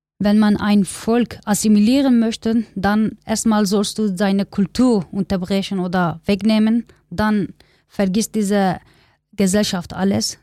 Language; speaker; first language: German; non-native, learner; Kurdish